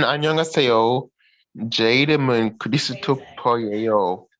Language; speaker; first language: Korean; non-native, learner; English